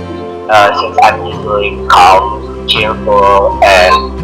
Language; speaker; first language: English; non-native, learner; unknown